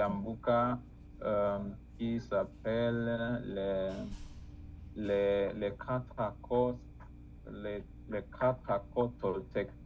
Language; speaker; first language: French; non-native, learner; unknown